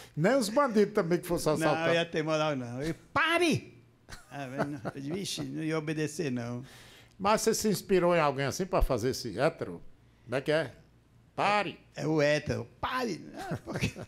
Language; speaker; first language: Portuguese; native; Portuguese